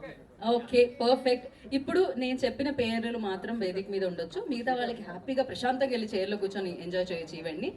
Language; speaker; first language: Telugu; native; Telugu